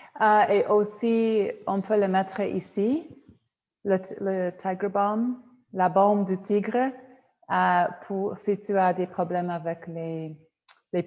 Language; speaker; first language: French; non-native, fluent; Polish